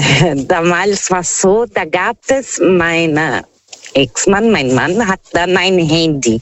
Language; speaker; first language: German; non-native, learner; Portuguese